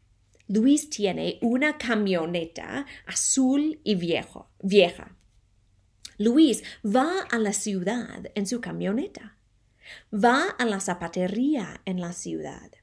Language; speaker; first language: Spanish; non-native, fluent; English